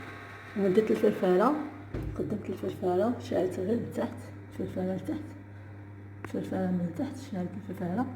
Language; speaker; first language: Arabic; native; Arabic